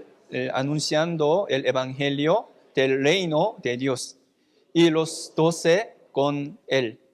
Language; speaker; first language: Spanish; non-native, fluent; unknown